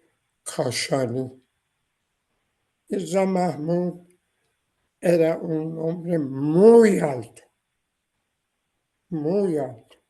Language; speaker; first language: Spanish; non-native, learner; Persian